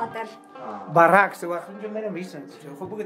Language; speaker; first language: Persian; native; Persian